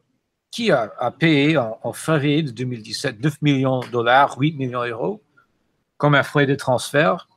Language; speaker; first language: French; non-native, fluent; English